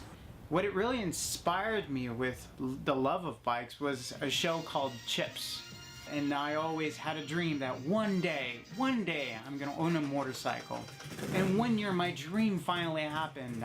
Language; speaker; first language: English; native; English